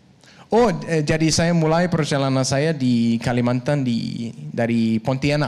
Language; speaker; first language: Indonesian; non-native, learner; Danish